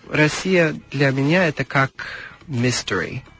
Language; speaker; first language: Russian; non-native, learner; English